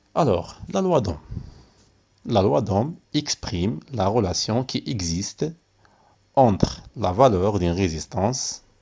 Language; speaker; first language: French; non-native, local second language; Arabic